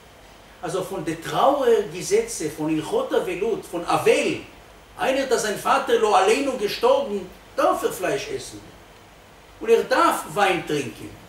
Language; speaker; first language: German; non-native, fluent; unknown